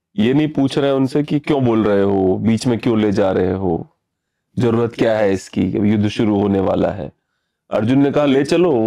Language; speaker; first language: Hindi; native; Hindi